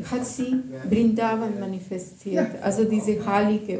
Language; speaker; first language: German; non-native, fluent; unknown